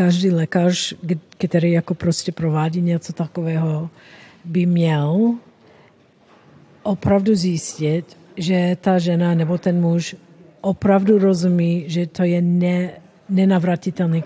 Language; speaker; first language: Czech; non-native, fluent; English